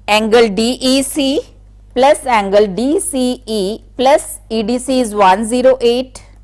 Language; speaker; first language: Hindi; native; Hindi